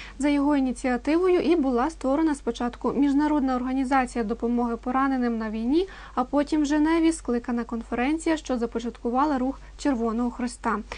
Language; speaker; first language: Ukrainian; native; Ukrainian